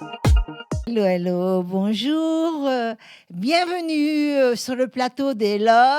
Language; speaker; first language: French; native; French